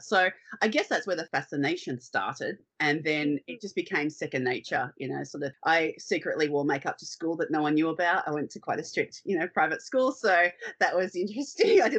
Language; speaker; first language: English; native; English